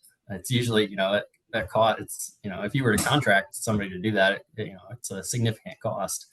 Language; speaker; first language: English; native; English